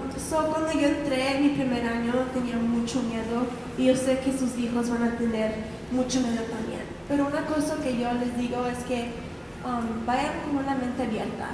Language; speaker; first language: Spanish; early bilingual, heritage; Spanish